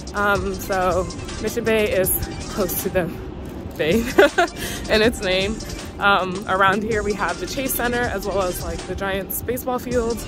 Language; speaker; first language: English; native; English